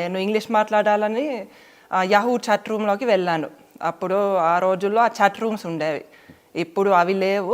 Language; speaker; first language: Telugu; non-native, fluent; Finnish